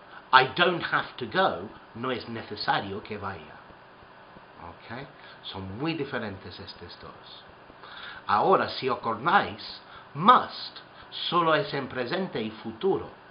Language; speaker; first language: Spanish; non-native, fluent; English